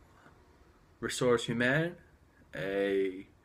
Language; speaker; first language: French; non-native, learner; English